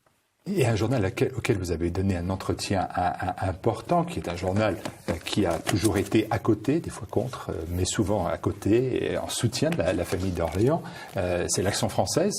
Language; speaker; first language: French; native; French